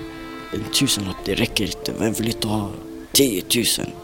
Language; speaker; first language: Swedish; early bilingual, other home language; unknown